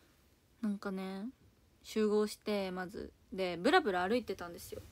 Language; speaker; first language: Japanese; native; Japanese